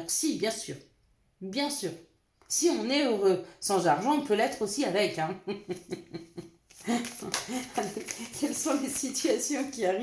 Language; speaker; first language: French; native; French